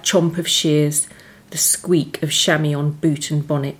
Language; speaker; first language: English; native; English